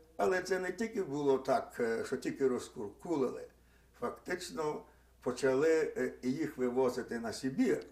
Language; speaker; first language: Ukrainian; native; Ukrainian